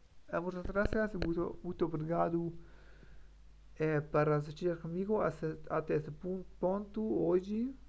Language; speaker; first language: Portuguese; non-native, learner; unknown